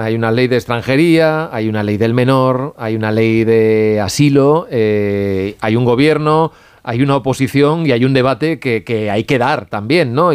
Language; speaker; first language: Spanish; native; Spanish